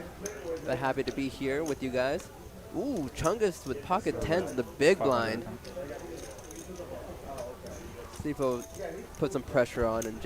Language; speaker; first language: English; native; English